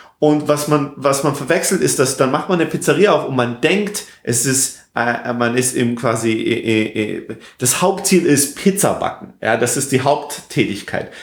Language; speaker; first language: German; non-native, fluent; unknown